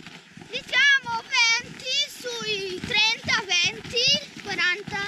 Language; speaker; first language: Italian; non-native, local second language; Ladin